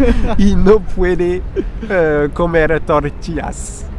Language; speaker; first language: Spanish; non-native, fluent; French